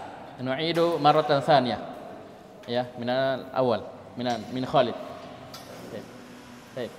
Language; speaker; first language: Arabic; non-native, fluent; Indonesian